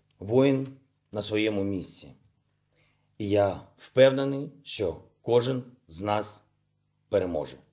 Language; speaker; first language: Ukrainian; non-native, local second language; Russian